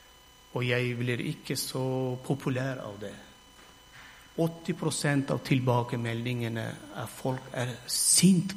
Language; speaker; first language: Norwegian; non-native, fluent; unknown